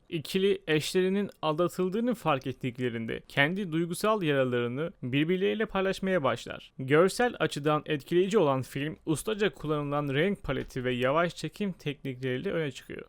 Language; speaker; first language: Turkish; native; Turkish